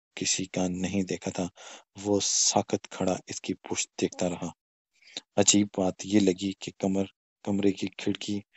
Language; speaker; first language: Urdu; non-native, local second language; Pashto